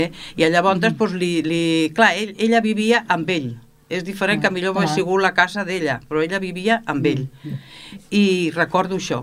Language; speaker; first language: Catalan; native; Catalan